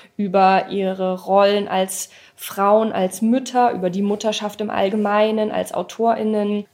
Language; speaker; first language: German; native; German